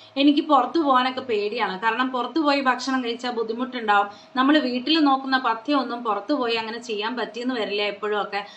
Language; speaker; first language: Malayalam; non-native, local second language; Konkani